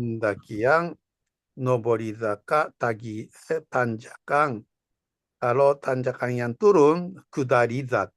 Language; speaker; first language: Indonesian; non-native, fluent; Japanese